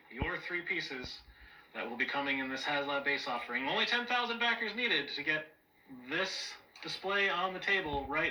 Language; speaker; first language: English; native; English